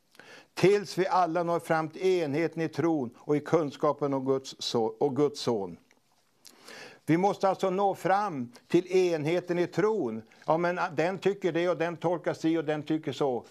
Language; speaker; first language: Swedish; native; Swedish